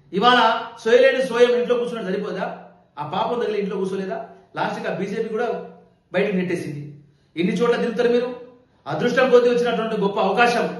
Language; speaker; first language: Telugu; non-native, local second language; Lambadi